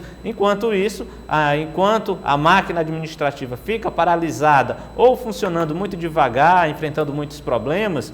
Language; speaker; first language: Portuguese; native; Portuguese